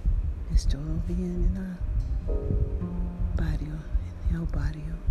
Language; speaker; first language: Spanish; non-native, learner; English